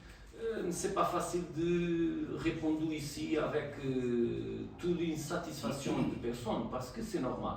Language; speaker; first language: French; non-native, learner; Portuguese